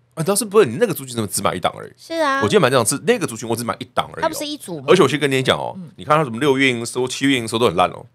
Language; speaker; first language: Chinese; native; Chinese